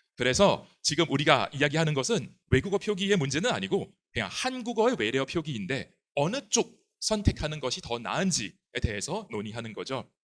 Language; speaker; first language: Korean; non-native, fluent; Chinese